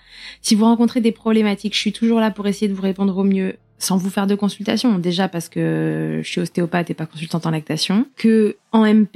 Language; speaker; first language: French; native; French